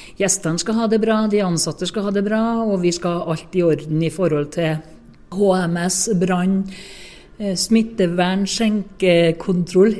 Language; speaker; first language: Norwegian; native; Norwegian